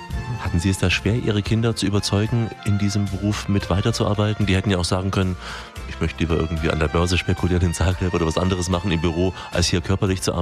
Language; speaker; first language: German; native; German